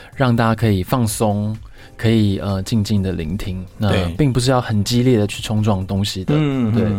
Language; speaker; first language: Chinese; native; Chinese